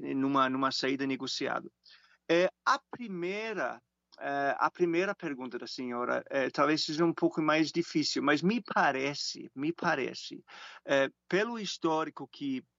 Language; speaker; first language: Portuguese; non-native, fluent; German